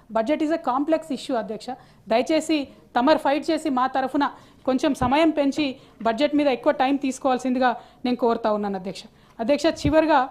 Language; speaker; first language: Telugu; native; Telugu